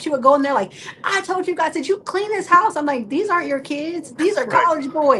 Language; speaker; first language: English; native; English